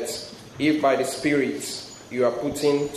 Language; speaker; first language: English; non-native, local second language; Igbo